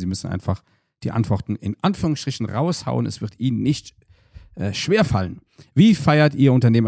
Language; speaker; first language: German; native; German